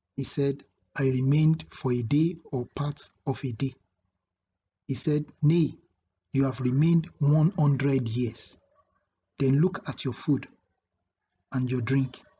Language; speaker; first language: English; non-native, local second language; Yoruba